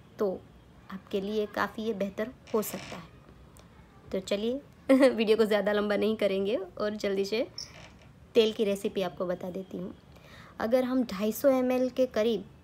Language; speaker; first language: Hindi; non-native, local second language; Gujarati